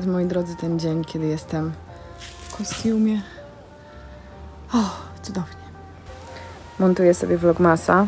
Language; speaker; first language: Polish; native; Polish